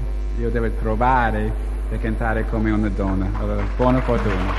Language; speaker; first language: Italian; non-native, learner; English